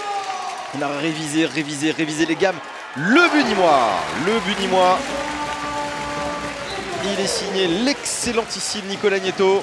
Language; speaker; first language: French; native; French